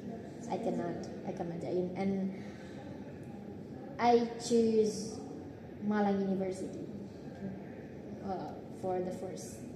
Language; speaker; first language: English; non-native, learner; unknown